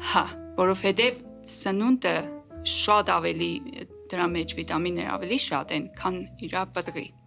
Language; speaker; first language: Armenian; native; Armenian